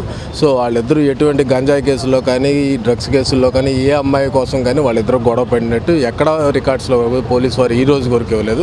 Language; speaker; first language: Telugu; native; Telugu